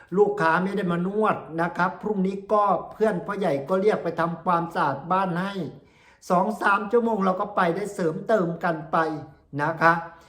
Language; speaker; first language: Thai; native; Thai